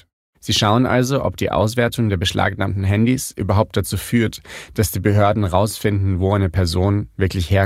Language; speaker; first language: German; native; German